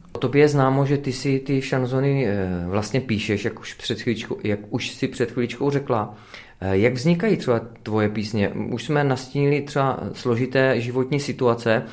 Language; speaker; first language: Czech; native; Czech